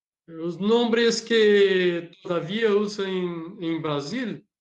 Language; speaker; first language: Spanish; non-native, learner; Portuguese